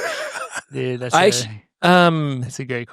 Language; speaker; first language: English; native; English